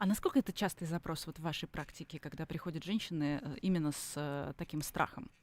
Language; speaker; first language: Russian; native; Russian